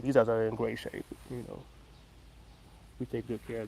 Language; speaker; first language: English; native; English